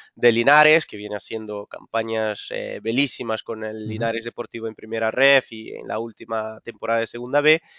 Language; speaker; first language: Spanish; non-native, fluent; Portuguese